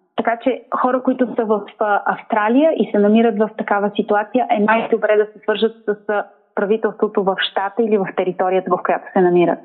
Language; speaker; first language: Bulgarian; native; Bulgarian